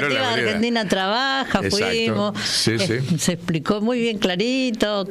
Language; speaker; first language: Spanish; native; Spanish